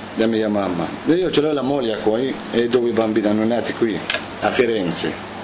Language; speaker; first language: Italian; non-native, learner; Arabic